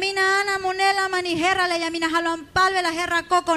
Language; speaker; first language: Finnish; non-native, fluent; Spanish